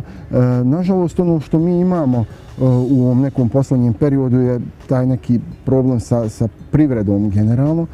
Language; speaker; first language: Bosnian; native; Bosnian